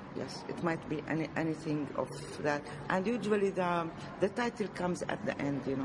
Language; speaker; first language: English; non-native, fluent; Arabic